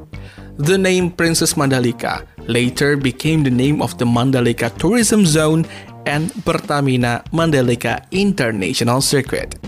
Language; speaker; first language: English; non-native, local second language; Indonesian